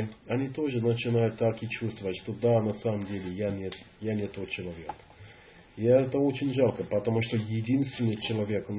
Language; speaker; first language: Russian; non-native, fluent; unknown